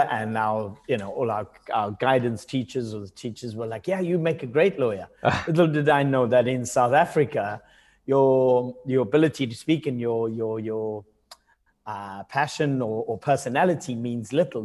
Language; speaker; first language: English; non-native, local second language; Zulu